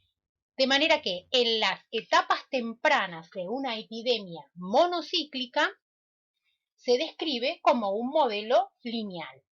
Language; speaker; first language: Spanish; native; Spanish